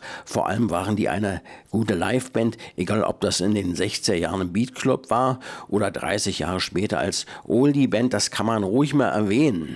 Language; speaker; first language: German; native; German